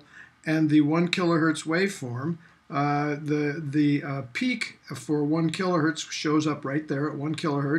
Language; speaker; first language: English; native; English